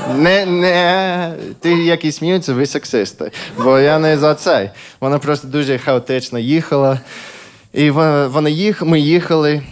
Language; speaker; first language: Ukrainian; non-native, fluent; English